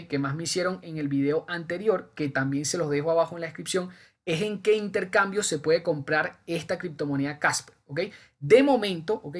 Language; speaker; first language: Spanish; native; Spanish